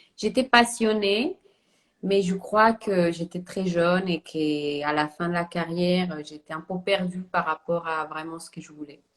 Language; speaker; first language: French; non-native, fluent; Spanish